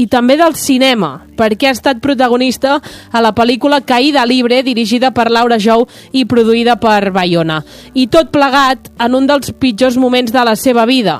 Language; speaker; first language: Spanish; non-native, local second language; Catalan